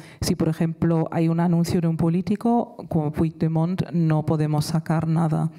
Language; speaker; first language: Spanish; non-native, fluent; German